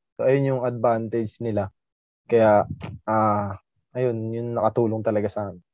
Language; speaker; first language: Filipino; native; Filipino